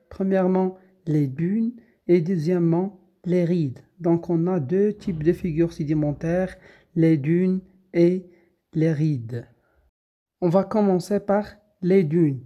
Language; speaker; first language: French; non-native, local second language; Arabic